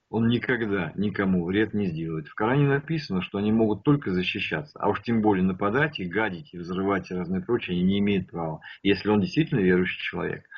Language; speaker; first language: Russian; native; Russian